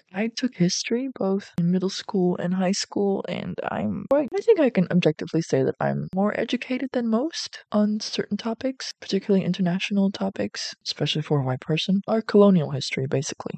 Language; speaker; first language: English; non-native, fluent; Dutch